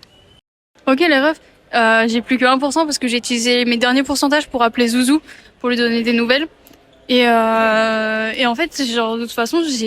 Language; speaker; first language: French; native; French